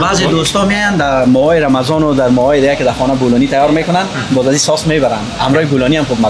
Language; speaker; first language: Persian; native; Persian